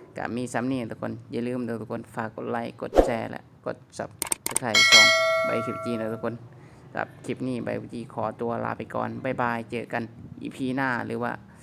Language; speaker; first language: Thai; native; Thai